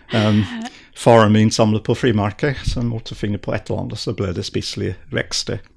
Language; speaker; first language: Norwegian; non-native, fluent; English